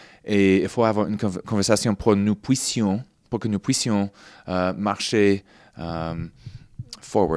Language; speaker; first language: French; non-native, fluent; English